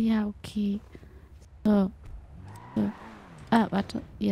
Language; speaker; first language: German; native; German